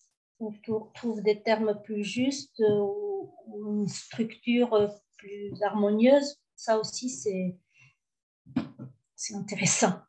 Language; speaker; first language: French; early bilingual, heritage; French